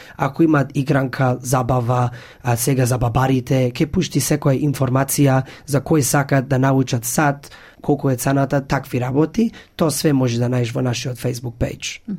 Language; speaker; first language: Macedonian; early bilingual, heritage; Macedonian